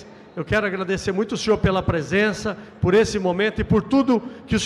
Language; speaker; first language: Portuguese; native; Portuguese